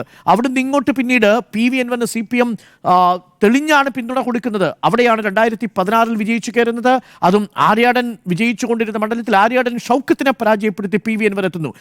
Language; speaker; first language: Malayalam; native; Malayalam